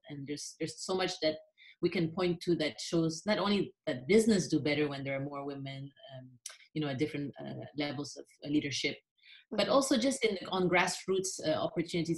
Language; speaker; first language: English; non-native, local second language; French